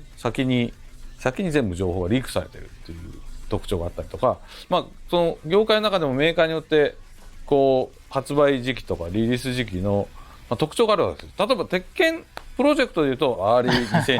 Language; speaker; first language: Japanese; native; Japanese